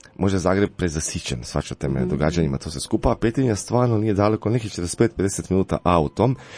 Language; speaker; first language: Croatian; native; Croatian